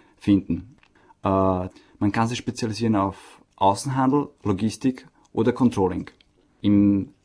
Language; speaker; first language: German; native; German